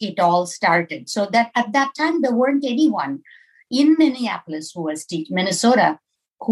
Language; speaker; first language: English; non-native, local second language; Tamil